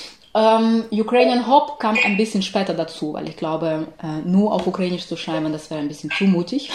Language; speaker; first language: German; non-native, fluent; Ukrainian